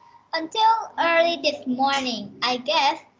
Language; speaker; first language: English; non-native, learner; Vietnamese